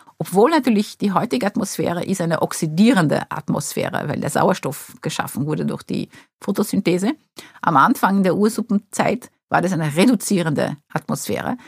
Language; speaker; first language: German; non-native, fluent; Portuguese